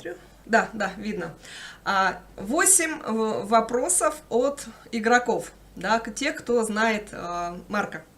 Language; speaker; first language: Russian; native; Russian